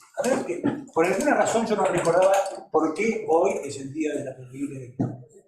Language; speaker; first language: Spanish; native; Spanish